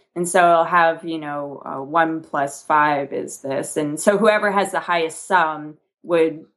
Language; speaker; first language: English; native; English